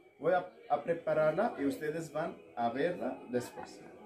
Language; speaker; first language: Spanish; non-native, learner; Arabic